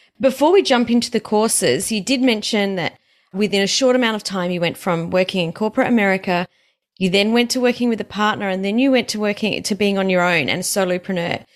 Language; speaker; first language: English; native; English